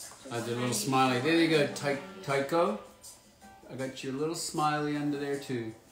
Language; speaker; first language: English; native; English